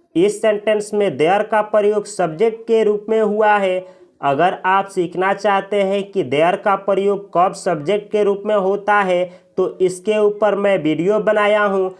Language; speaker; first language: Hindi; native; Hindi